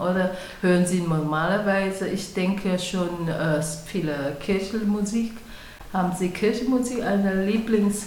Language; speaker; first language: German; non-native, learner; Chinese